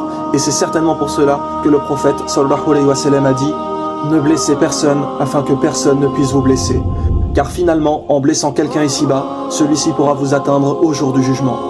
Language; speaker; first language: French; native; French